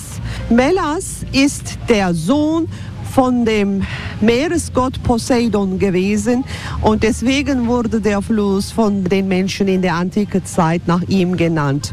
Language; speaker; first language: German; non-native, fluent; Turkish